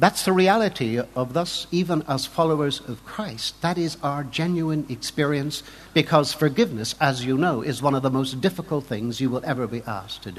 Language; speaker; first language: English; native; English